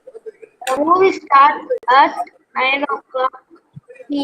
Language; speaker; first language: English; non-native, learner; Tamil